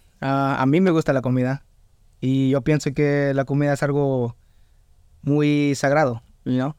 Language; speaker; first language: Spanish; early bilingual, heritage; Spanish